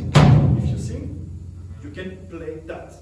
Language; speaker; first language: English; non-native, learner; French